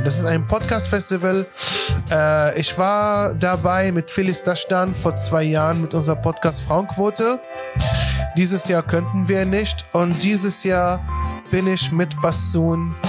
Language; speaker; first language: German; non-native, fluent; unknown